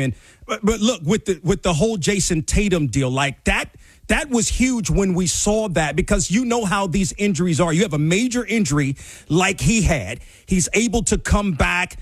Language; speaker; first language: English; native; English